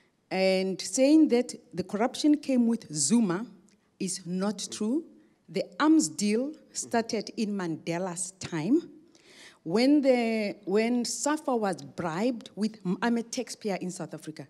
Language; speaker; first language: English; non-native, local second language; Afrikaans